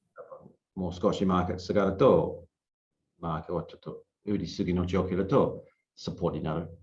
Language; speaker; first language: Japanese; non-native, learner; English